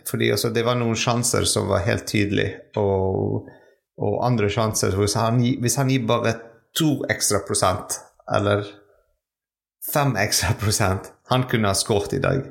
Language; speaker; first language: Norwegian; non-native, fluent; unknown